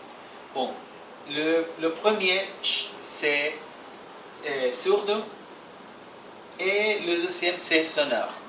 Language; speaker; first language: French; non-native, fluent; Spanish